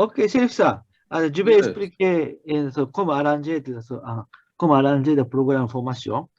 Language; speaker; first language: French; non-native, learner; Japanese